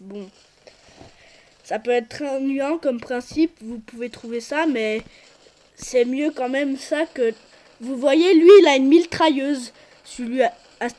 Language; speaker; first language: French; native; French